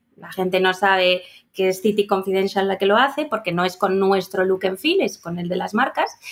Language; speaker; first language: Spanish; native; Spanish